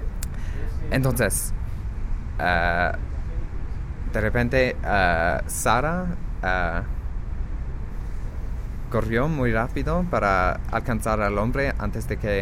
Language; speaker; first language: Spanish; non-native, fluent; English